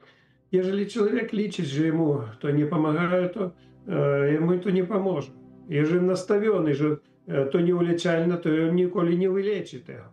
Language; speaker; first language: Polish; non-native, learner; Ukrainian